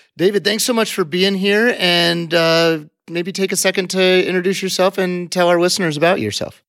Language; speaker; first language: English; native; English